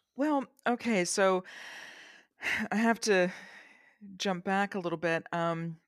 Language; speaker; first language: English; native; English